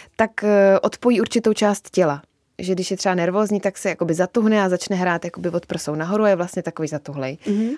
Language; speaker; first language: Czech; native; Czech